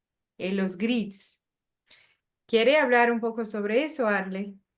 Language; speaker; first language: Spanish; non-native, learner; Portuguese